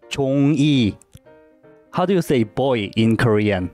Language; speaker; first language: English; non-native, fluent; Korean